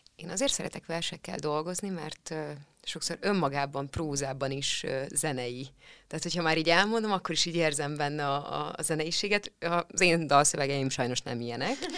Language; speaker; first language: Hungarian; early bilingual, other home language; Russian